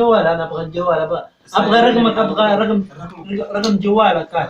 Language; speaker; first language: Arabic; native; Arabic